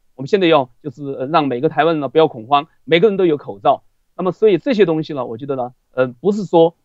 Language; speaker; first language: Chinese; native; Chinese